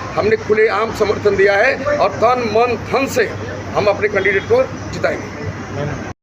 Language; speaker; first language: Hindi; native; Hindi